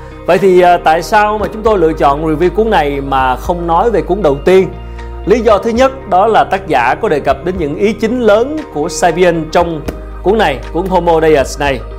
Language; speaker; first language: Vietnamese; native; Vietnamese